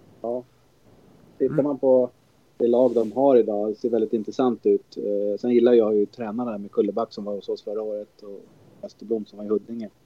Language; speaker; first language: Swedish; native; Swedish